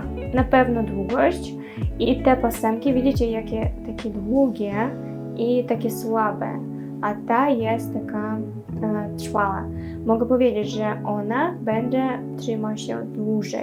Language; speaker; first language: Polish; non-native, learner; Russian